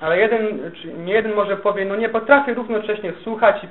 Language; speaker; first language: Polish; native; Polish